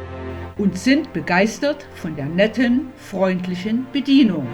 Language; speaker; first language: German; native; German